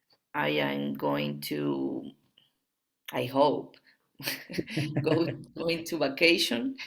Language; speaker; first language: English; non-native, learner; Spanish